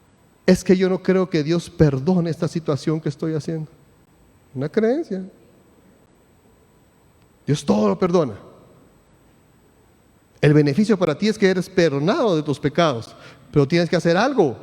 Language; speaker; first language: Spanish; native; Spanish